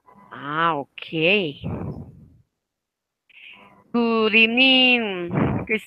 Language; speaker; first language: English; non-native, fluent; Spanish